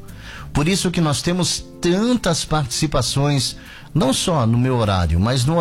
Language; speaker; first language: Portuguese; native; Portuguese